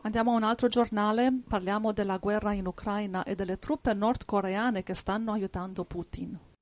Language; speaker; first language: Italian; native; Italian